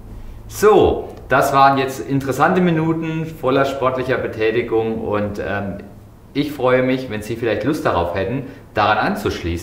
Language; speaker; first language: German; native; German